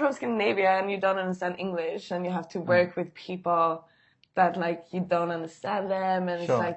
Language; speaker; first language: English; non-native, fluent; Swedish